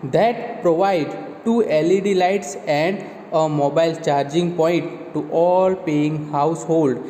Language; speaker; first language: English; non-native, local second language; Gujarati